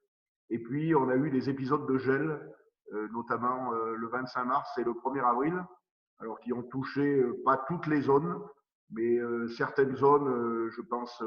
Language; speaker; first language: French; native; French